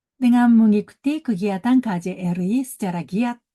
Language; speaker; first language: Indonesian; non-native, learner; Japanese